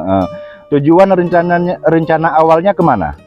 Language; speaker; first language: Indonesian; native; Indonesian